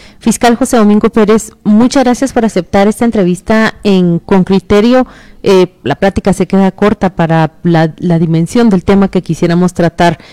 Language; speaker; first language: Spanish; native; Spanish